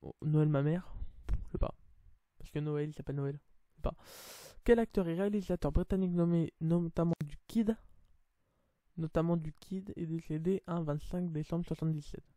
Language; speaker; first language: French; native; French